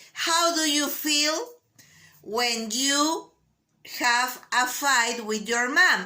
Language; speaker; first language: English; non-native, learner; Spanish